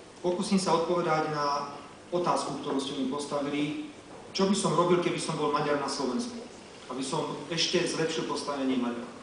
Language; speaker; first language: Slovak; native; Slovak